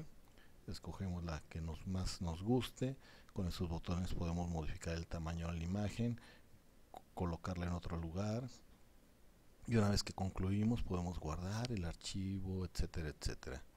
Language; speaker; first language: Spanish; native; Spanish